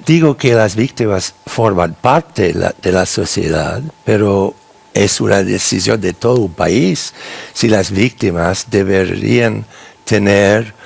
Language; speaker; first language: Spanish; non-native, fluent; English